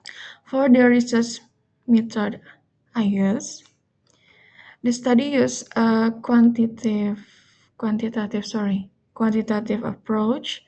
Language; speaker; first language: English; non-native, learner; Indonesian